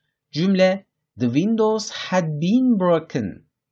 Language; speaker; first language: English; non-native, fluent; Turkish